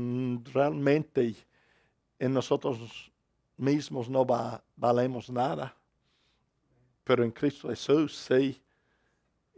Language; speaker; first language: Spanish; non-native, fluent; English